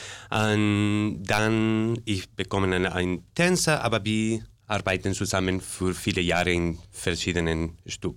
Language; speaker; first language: German; non-native, learner; Spanish